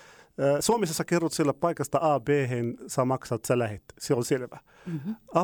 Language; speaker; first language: Finnish; non-native, fluent; Arabic